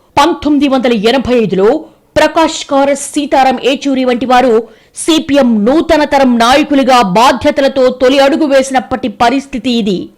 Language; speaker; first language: Telugu; native; Telugu